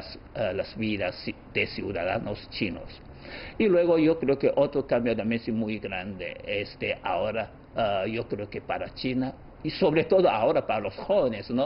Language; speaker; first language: Spanish; non-native, fluent; Chinese